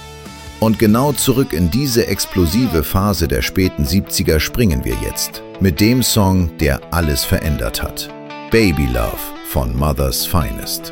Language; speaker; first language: German; native; German